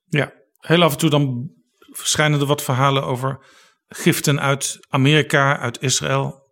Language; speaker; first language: Dutch; native; Dutch